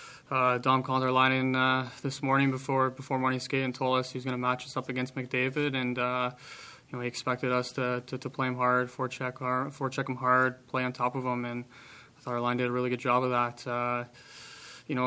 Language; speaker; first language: English; native; English